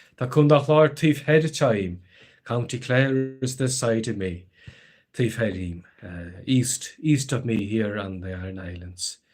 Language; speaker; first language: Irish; native; Irish